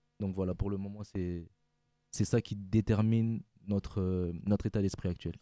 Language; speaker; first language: French; non-native, local second language; Lingala